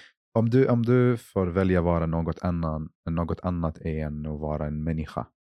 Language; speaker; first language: Swedish; non-native, fluent; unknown